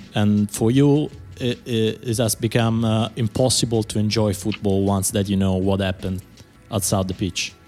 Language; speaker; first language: English; non-native, fluent; Italian